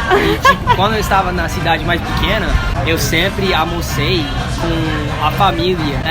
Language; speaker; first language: Portuguese; non-native, learner; English